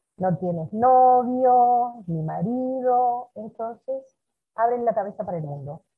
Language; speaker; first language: Spanish; native; Spanish